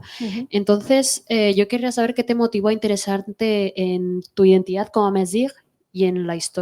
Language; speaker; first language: Spanish; native; Spanish